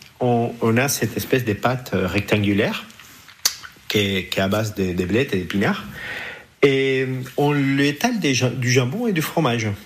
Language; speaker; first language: French; non-native, fluent; Spanish